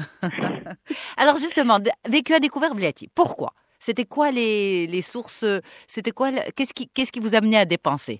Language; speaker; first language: French; non-native, local second language; Arabic